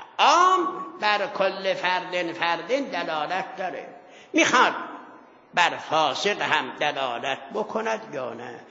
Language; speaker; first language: Persian; non-native, local second language; Azerbaijani